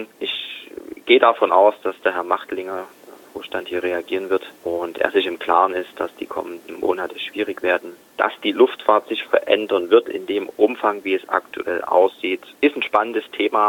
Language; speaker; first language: German; native; German